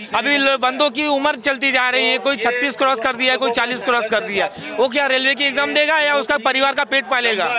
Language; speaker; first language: Hindi; non-native, local second language; Marathi